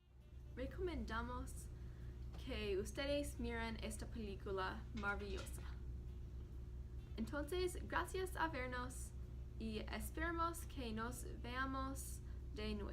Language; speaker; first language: Spanish; non-native, learner; English